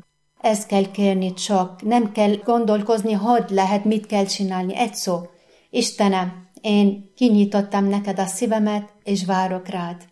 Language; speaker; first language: Hungarian; non-native, fluent; Arabic